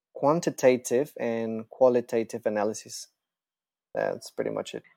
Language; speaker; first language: English; non-native, fluent; Spanish